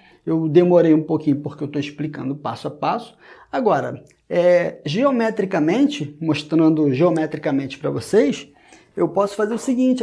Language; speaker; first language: Portuguese; native; Portuguese